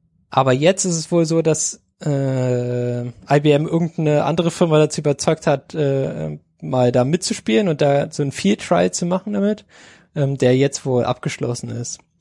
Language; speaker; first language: German; native; German